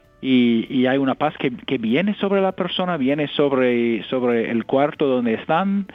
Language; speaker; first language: Spanish; non-native, fluent; English